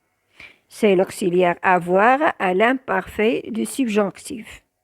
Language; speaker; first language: French; non-native, local second language; Arabic